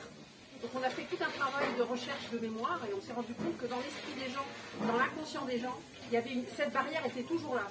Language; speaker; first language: French; native; French